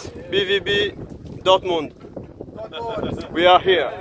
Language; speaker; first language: English; non-native, learner; French